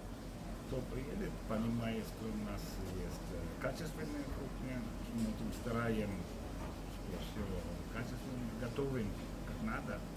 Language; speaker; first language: Russian; non-native, learner; Italian